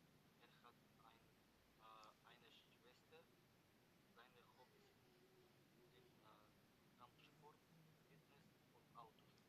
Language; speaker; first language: German; non-native, learner; Macedonian